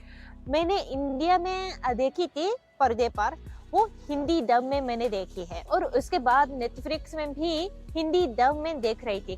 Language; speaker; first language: Hindi; non-native, fluent; Japanese